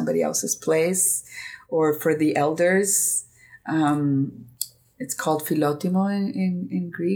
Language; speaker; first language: English; non-native, fluent; Greek